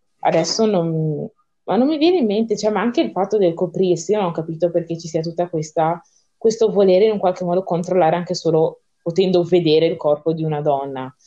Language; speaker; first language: Italian; early bilingual, other home language; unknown